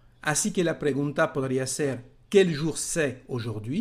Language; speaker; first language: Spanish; non-native, fluent; French